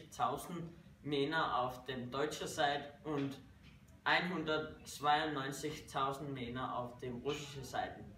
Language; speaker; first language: German; non-native, learner; Danish